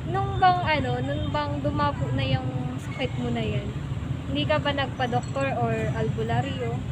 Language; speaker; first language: Filipino; non-native, local second language; Bikol